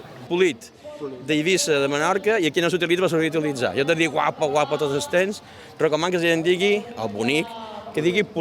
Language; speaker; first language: Catalan; native; Catalan